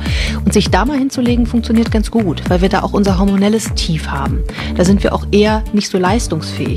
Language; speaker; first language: German; native; German